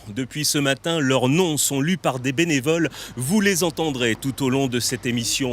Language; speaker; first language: French; native; French